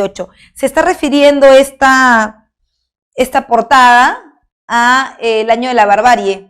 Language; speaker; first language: Spanish; native; Spanish